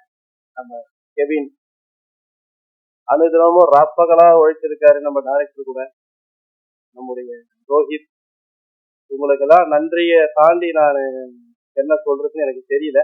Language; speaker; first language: Tamil; native; Tamil